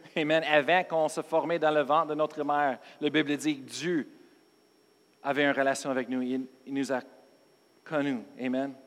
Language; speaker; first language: French; non-native, fluent; English